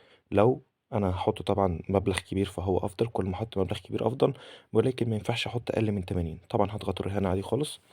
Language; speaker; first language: Arabic; native; Arabic